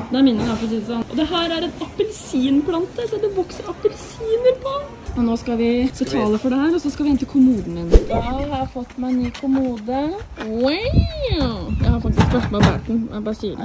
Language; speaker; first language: Norwegian; native; Norwegian